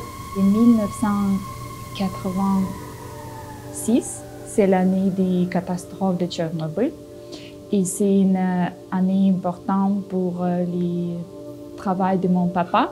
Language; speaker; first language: French; non-native, learner; Russian